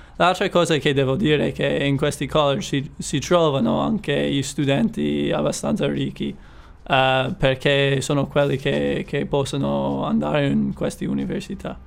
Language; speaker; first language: Italian; non-native, fluent; English